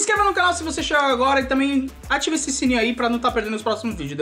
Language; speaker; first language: Portuguese; native; Portuguese